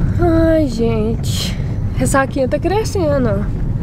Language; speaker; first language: Portuguese; native; Portuguese